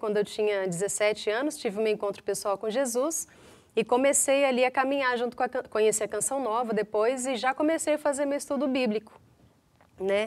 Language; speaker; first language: Portuguese; native; Portuguese